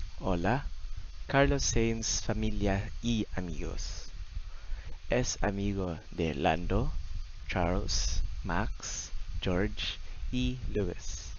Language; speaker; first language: Spanish; non-native, learner; Cebuano